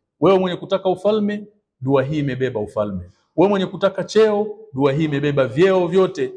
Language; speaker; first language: Swahili; native; Swahili